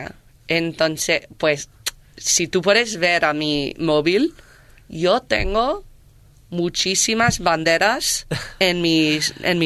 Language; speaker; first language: Spanish; non-native, learner; English